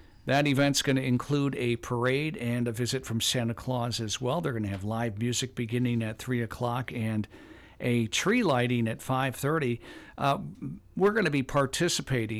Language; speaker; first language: English; native; English